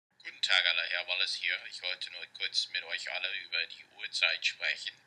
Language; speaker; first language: German; non-native, fluent; English